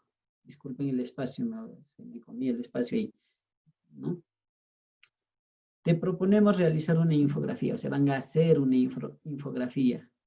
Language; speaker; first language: Spanish; native; Spanish